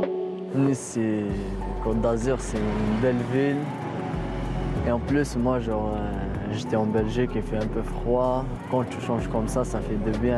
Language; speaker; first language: French; non-native, local second language; Kabyle